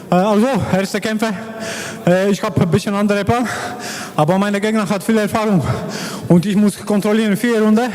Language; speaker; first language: German; non-native, learner; Polish